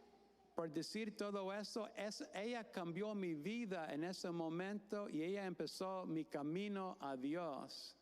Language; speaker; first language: Spanish; non-native, fluent; English